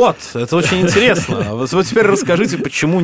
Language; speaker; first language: Russian; native; Russian